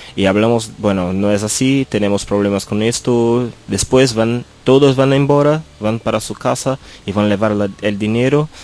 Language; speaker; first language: Spanish; non-native, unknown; Portuguese